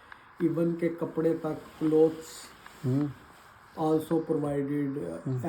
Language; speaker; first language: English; non-native, learner; Urdu